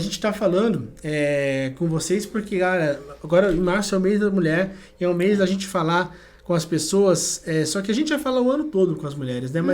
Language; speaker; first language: Portuguese; native; Portuguese